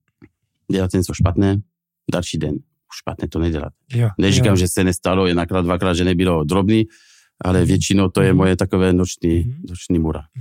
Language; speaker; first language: Czech; non-native, fluent; French